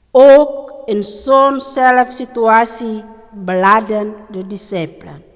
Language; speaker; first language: Dutch; non-native, learner; Indonesian